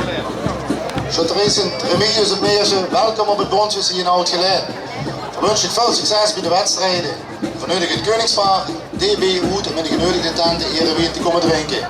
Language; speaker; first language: Dutch; native; Dutch